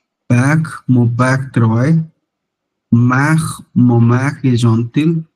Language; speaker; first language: French; non-native, learner; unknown